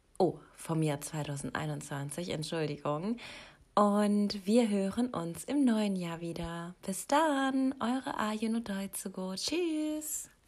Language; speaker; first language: German; native; German